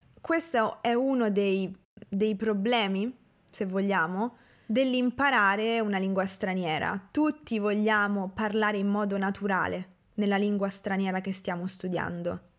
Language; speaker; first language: Italian; native; Italian